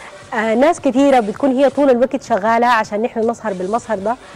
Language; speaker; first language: Arabic; native; Arabic